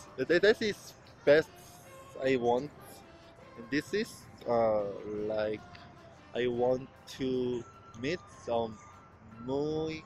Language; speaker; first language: English; non-native, learner; Korean